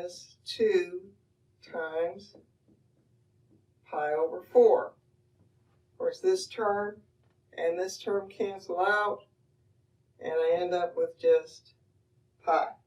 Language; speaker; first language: English; native; English